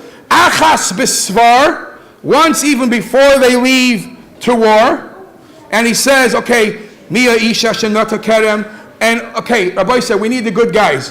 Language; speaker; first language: English; native; English